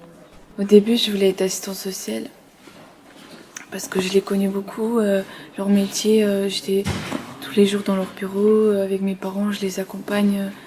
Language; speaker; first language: French; early bilingual, other home language; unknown